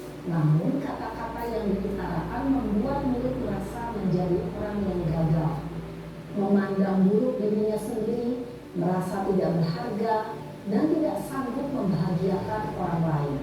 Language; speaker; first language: Indonesian; native; Indonesian